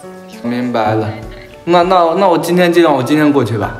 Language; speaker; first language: Chinese; native; Chinese